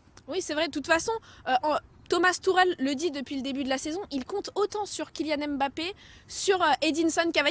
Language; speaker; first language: French; native; French